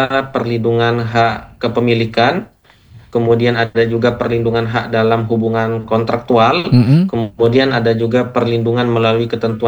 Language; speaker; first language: Indonesian; native; Indonesian